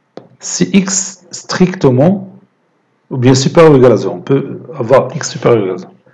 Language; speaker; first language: French; non-native, local second language; Arabic